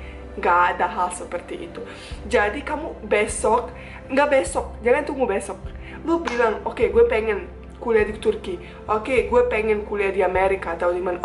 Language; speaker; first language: Indonesian; non-native, fluent; Bosnian